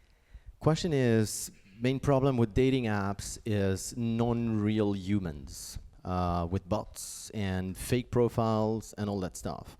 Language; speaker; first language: English; non-native, fluent; French